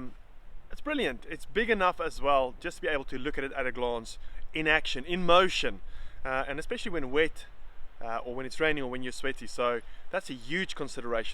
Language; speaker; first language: English; native; English